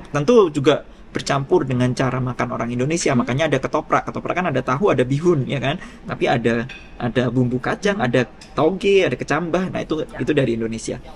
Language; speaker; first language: Indonesian; native; Indonesian